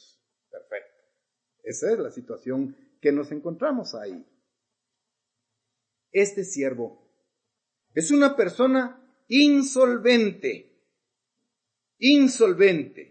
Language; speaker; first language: Spanish; native; Spanish